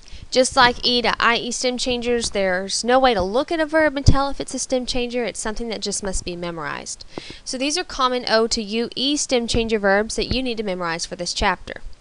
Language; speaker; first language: English; native; English